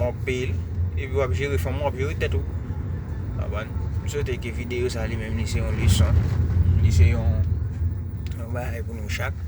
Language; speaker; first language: French; non-native, learner; Haitian Creole